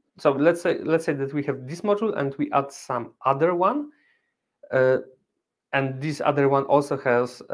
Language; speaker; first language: English; non-native, fluent; Polish